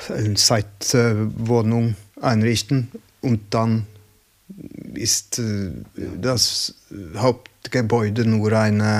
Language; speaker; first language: German; non-native, learner; Norwegian